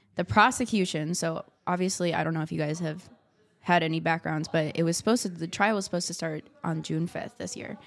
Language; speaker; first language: English; native; English